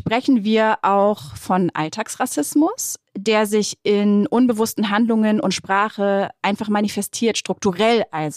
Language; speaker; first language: German; native; German